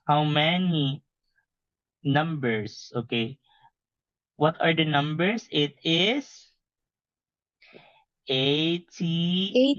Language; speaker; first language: English; non-native, fluent; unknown